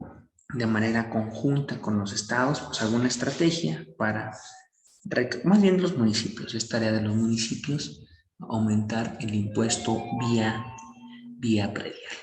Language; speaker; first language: Spanish; native; Spanish